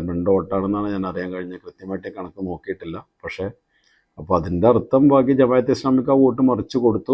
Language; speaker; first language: Malayalam; native; Malayalam